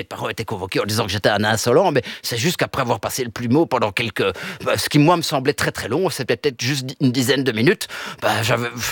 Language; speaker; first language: French; early bilingual, other home language; Italian